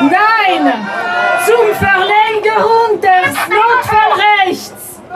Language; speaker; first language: German; non-native, local second language; French